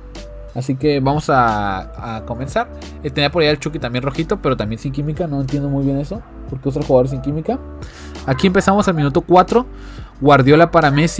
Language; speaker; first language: Spanish; native; Spanish